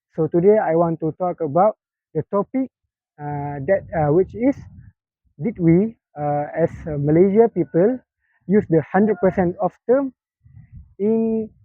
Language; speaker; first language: English; non-native, local second language; Malay